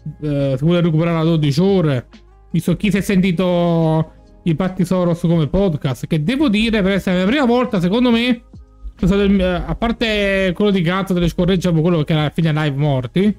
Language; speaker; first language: Italian; native; Italian